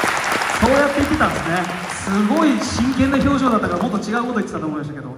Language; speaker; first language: Japanese; native; Japanese